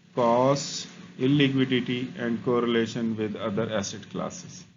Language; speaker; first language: English; non-native, local second language; Urdu